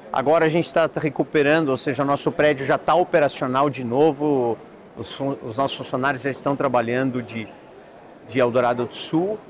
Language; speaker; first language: Portuguese; native; Portuguese